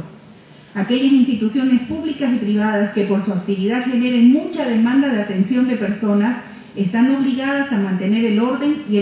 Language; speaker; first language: Spanish; native; Spanish